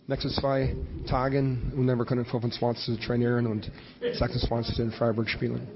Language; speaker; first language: German; non-native, fluent; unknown